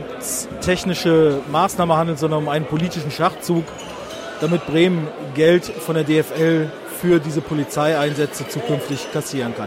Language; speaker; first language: German; native; German